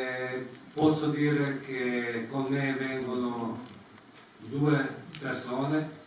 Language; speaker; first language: Italian; non-native, fluent; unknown